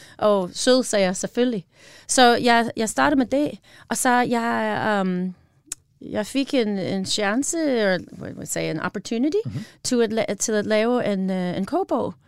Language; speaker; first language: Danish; non-native, learner; English